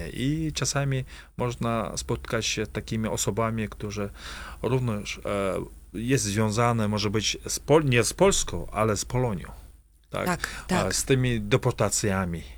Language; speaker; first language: Polish; non-native, fluent; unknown